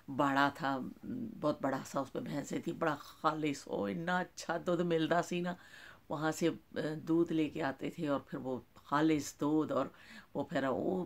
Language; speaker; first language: Urdu; non-native, local second language; Punjabi